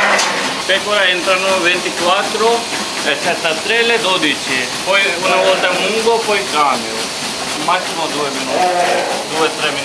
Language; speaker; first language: Italian; non-native, learner; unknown